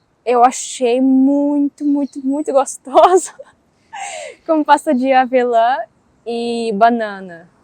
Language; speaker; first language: Portuguese; non-native, fluent; Russian